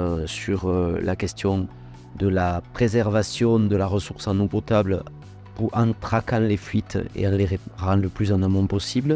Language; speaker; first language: French; native; French